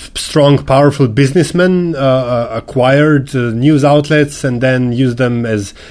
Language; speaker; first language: English; non-native, fluent; Slovenian